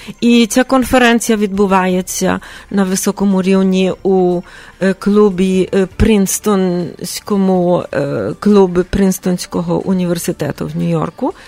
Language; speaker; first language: Ukrainian; early bilingual, heritage; Ukrainian